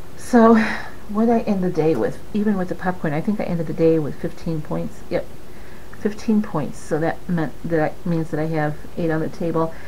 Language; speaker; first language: English; native; English